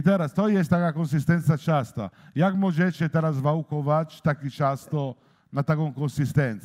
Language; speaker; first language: Polish; non-native, learner; Italian